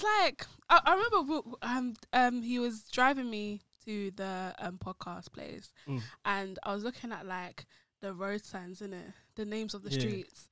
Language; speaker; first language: English; native; English